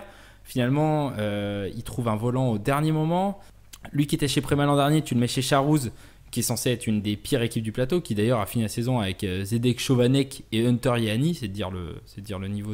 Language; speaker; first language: French; native; French